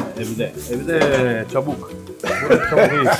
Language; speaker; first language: Turkish; non-native, learner; French